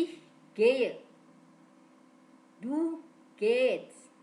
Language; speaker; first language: German; non-native, fluent; Indonesian